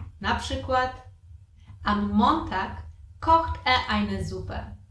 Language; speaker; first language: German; non-native, fluent; Polish